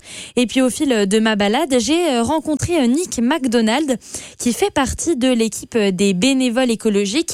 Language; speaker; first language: French; native; French